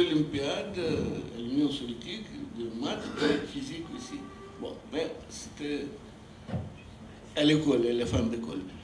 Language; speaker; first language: French; non-native, fluent; Russian